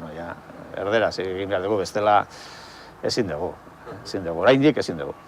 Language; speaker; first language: Basque; non-native, local second language; Spanish